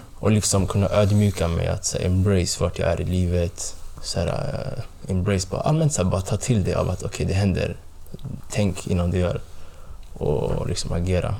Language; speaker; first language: Swedish; early bilingual, other home language; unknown